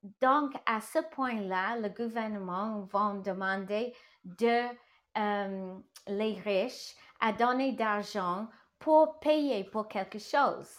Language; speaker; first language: French; non-native, learner; English